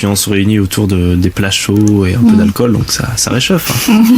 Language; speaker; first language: French; native; French